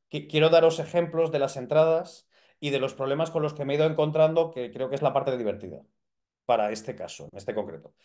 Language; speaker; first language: Spanish; native; Spanish